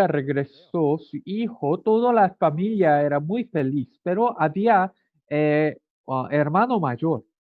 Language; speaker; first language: Spanish; non-native, learner; Korean